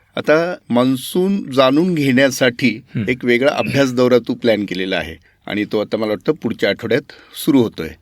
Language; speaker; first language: Marathi; native; Marathi